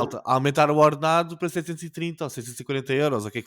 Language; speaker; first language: Portuguese; native; Portuguese